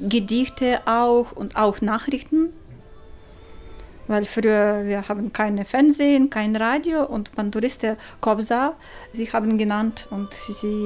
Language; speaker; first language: German; non-native, learner; Ukrainian